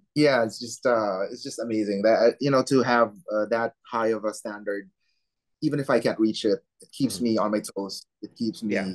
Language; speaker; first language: English; non-native, local second language; Filipino